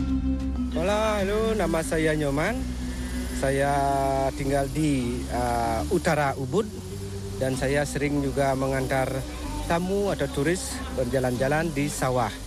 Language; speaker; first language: Indonesian; non-native, local second language; Balinese